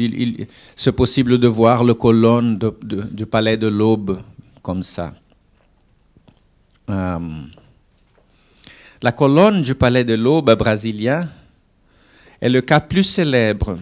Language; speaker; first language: French; non-native, fluent; Portuguese